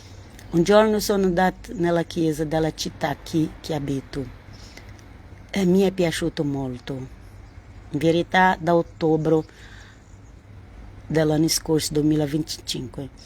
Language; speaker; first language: Italian; non-native, learner; Portuguese